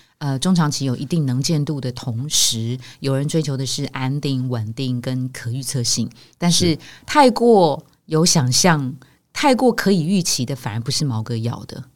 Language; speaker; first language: Chinese; native; Chinese